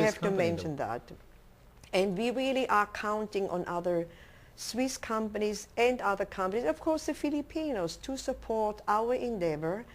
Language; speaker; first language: English; non-native, local second language; German